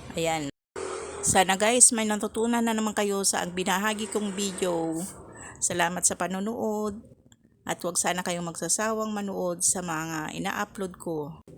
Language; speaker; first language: Filipino; non-native, local second language; Iloko